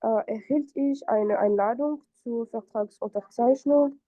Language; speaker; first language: German; non-native, fluent; French